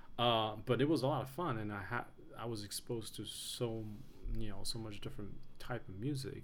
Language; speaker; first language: English; early bilingual, other home language; Chinese